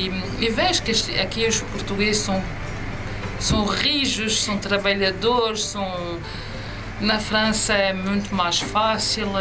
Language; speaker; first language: Portuguese; early bilingual, heritage; Portuguese